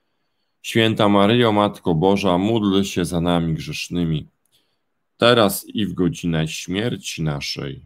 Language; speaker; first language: Polish; native; Polish